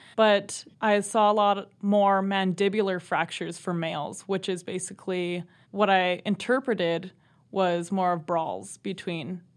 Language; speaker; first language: English; native; English